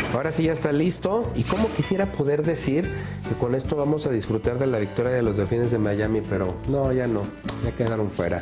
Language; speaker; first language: Spanish; native; Spanish